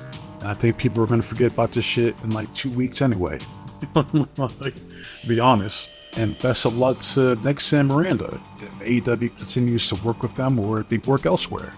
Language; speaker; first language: English; native; English